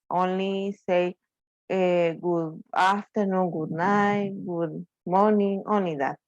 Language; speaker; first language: English; non-native, learner; Spanish